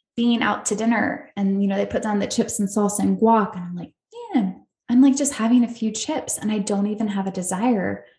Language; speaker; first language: English; native; English